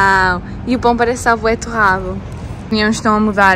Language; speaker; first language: Portuguese; native; Portuguese